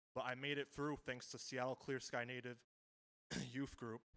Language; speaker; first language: English; native; English